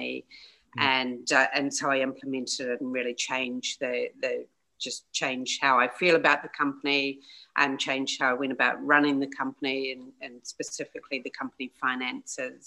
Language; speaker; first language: English; native; English